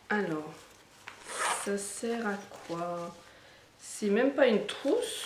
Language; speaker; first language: French; native; French